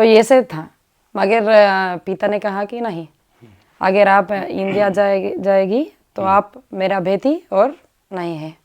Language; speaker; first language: Hindi; non-native, learner; Spanish